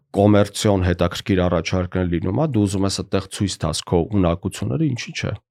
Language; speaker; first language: Armenian; native; Armenian